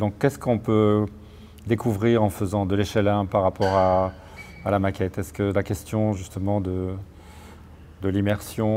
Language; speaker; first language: French; native; French